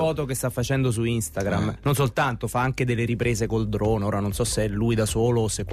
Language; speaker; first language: Italian; native; Italian